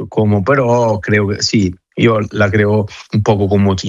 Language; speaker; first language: Spanish; non-native, fluent; Italian